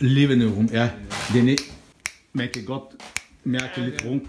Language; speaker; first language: Danish; non-native, learner; Bulgarian